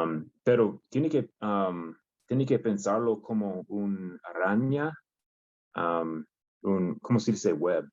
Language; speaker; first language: Spanish; non-native, learner; English